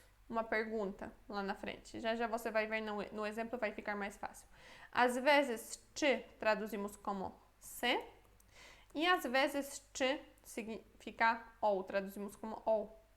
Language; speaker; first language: Portuguese; non-native, fluent; Polish